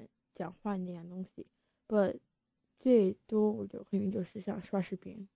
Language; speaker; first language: Chinese; early bilingual, heritage; Chinese